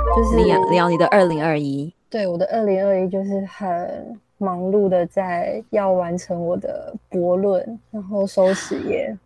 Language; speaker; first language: Chinese; native; Chinese